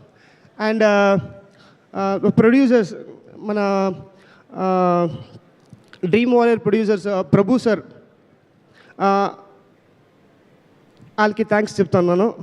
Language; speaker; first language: Telugu; non-native, learner; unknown